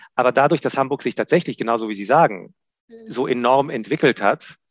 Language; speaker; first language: German; non-native, fluent; Hebrew